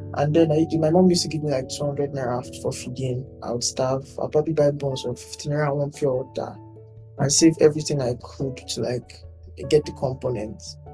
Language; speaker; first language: English; non-native, local second language; Yoruba